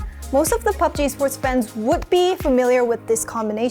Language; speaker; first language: English; non-native, fluent; Korean